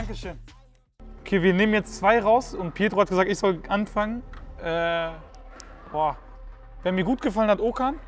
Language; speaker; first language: German; native; German